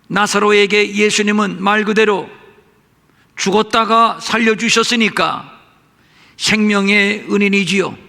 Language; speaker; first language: Korean; native; Korean